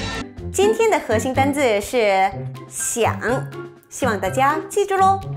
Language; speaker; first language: Chinese; non-native, fluent; Korean